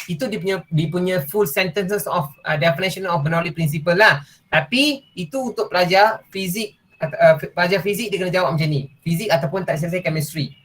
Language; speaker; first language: Malay; non-native, local second language; Tamil